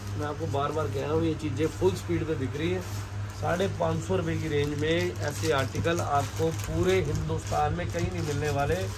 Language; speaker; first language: Hindi; non-native, local second language; Punjabi